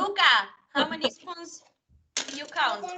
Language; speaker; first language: English; non-native, fluent; Spanish